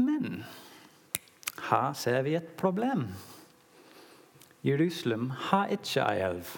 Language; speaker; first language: Norwegian; non-native, learner; English